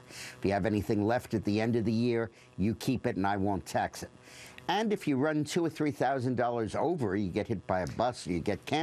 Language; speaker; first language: English; native; English